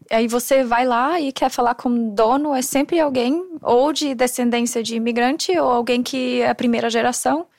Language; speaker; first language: Portuguese; non-native, fluent; German